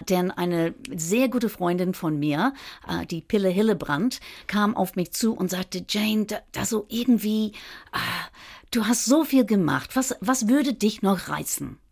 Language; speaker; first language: German; non-native, fluent; English